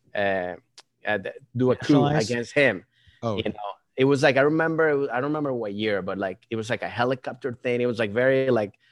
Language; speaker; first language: English; early bilingual, other home language; Spanish